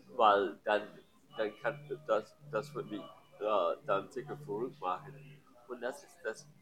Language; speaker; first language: German; non-native, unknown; English